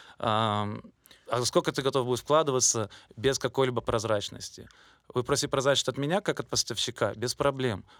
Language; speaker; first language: Russian; native; Russian